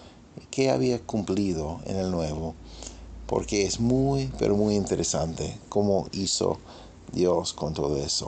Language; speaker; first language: Spanish; non-native, fluent; English